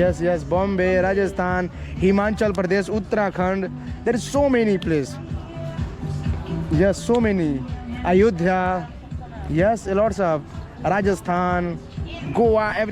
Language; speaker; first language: English; non-native, learner; Hindi